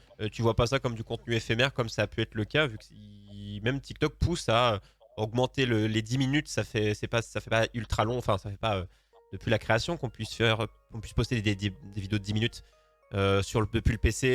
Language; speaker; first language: French; native; French